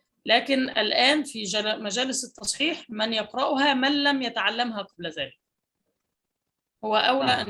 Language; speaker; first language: Arabic; native; Arabic